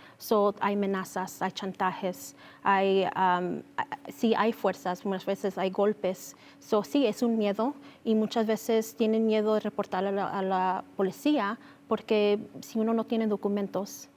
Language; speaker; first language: Spanish; early bilingual, heritage; Spanish